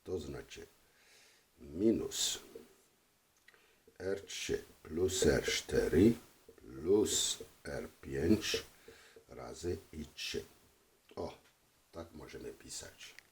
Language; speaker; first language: Polish; non-native, fluent; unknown